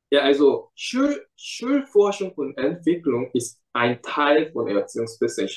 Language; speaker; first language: German; non-native, fluent; Korean